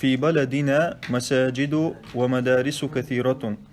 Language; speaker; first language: Arabic; non-native, fluent; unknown